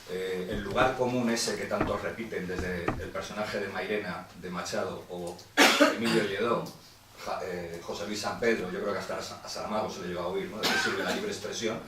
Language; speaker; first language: Spanish; native; Spanish